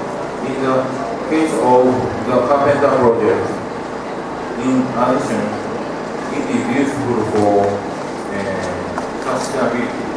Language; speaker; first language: English; non-native, learner; Japanese